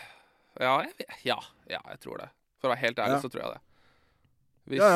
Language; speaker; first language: Norwegian; native; Norwegian